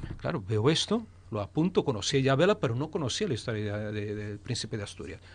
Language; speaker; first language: Spanish; early bilingual, heritage; Spanish